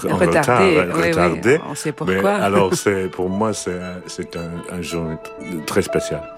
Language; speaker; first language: French; non-native, learner; English